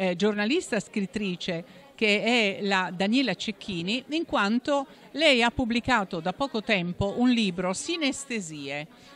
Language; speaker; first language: Italian; native; Italian